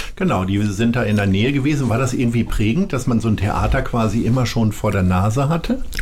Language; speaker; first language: German; native; German